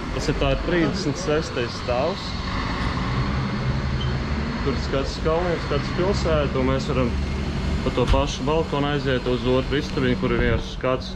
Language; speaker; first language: Latvian; native; Latvian